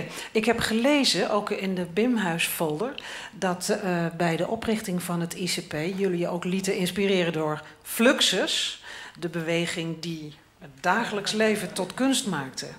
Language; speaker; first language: Dutch; native; Dutch